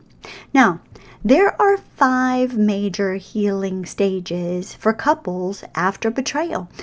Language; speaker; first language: English; native; English